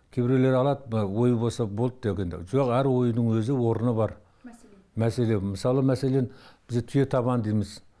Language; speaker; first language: Kazakh; native; Kazakh